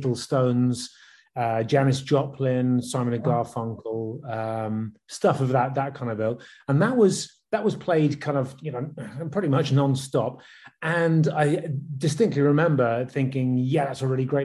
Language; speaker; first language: English; native; English